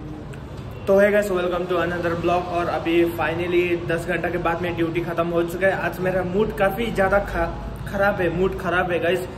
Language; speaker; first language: Hindi; non-native, local second language; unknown